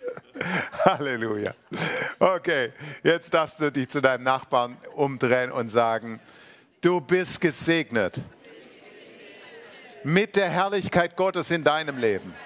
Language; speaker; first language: German; native; German